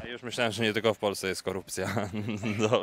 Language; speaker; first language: Polish; native; Polish